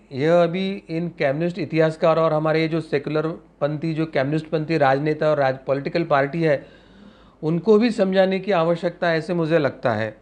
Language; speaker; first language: Hindi; non-native, local second language; Marathi